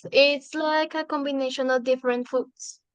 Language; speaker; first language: English; non-native, fluent; Spanish